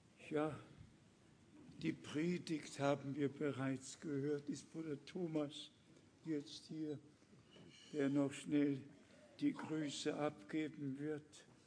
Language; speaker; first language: German; native; German